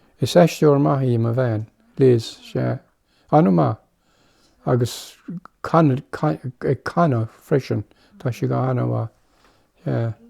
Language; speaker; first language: Irish; non-native, local second language; English